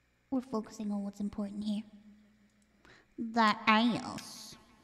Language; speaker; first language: English; early bilingual, other home language; Spanish